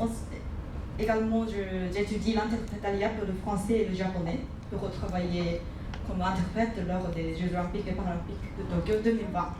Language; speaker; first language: French; non-native, fluent; Japanese